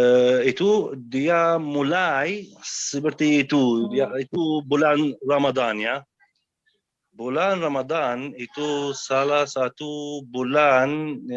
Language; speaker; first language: Indonesian; non-native, fluent; Arabic